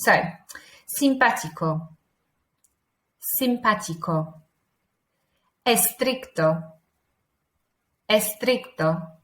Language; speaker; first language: Spanish; non-native, fluent; English